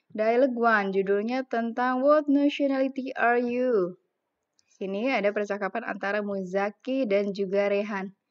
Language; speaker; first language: Indonesian; native; Indonesian